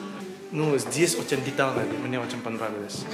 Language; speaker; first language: Russian; non-native, learner; Indonesian